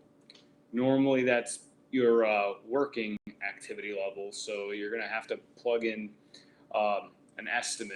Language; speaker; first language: English; native; English